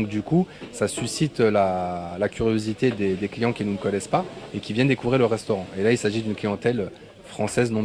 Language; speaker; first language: French; native; French